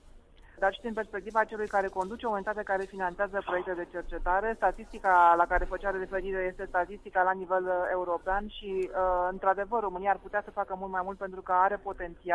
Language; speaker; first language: Romanian; native; Romanian